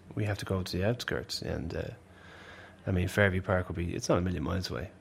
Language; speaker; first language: English; native; English